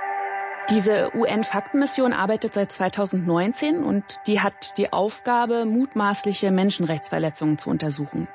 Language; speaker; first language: German; native; German